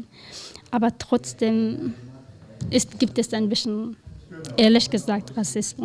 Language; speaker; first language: German; non-native, learner; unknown